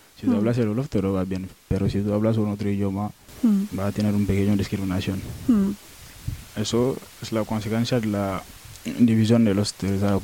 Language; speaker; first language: Spanish; non-native, learner; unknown